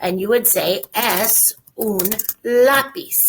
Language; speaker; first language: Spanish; non-native, fluent; English